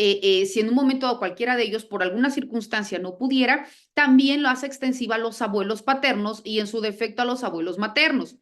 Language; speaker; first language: Spanish; native; Spanish